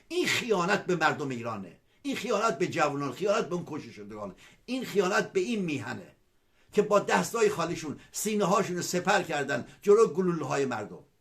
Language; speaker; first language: Persian; non-native, local second language; Azerbaijani